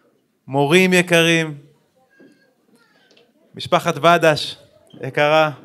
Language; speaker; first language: Hebrew; native; Hebrew